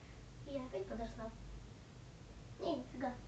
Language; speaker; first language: Russian; native; Russian